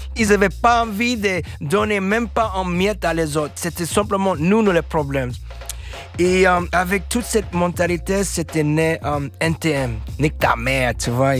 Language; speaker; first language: French; non-native, fluent; English